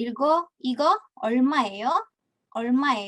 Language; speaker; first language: Korean; non-native, fluent; Indonesian